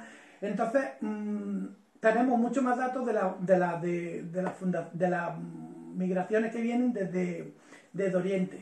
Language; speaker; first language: Spanish; native; Spanish